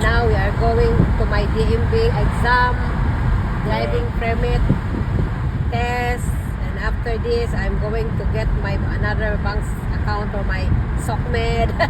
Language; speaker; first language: English; non-native, local second language; Cebuano